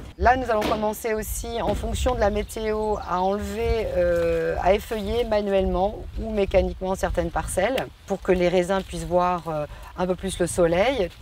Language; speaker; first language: French; native; French